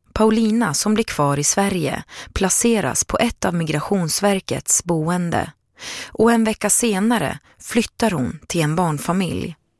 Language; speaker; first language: Swedish; native; Swedish